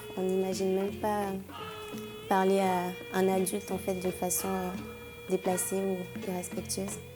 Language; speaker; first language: French; non-native, local second language; Ewe